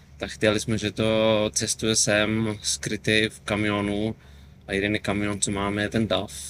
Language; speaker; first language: Czech; non-native, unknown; German